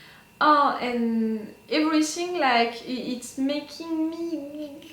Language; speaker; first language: English; non-native, fluent; French